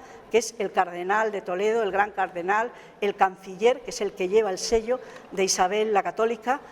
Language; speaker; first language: Spanish; native; Spanish